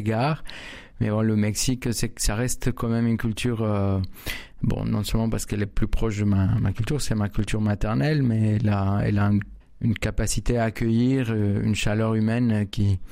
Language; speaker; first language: French; non-native, fluent; Spanish